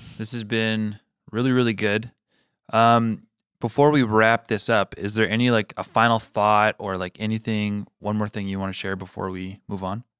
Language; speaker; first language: English; native; English